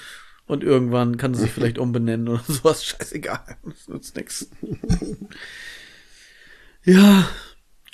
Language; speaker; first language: German; native; German